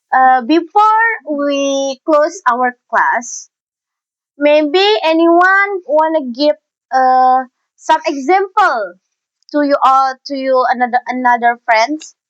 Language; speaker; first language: English; non-native, learner; Indonesian